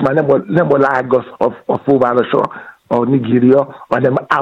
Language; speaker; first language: Hungarian; non-native, fluent; Yoruba